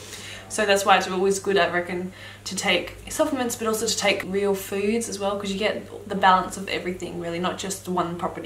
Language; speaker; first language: English; native; English